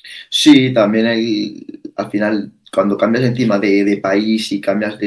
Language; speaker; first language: Spanish; native; Spanish